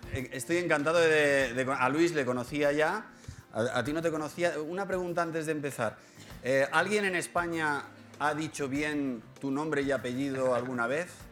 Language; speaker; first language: Spanish; native; Spanish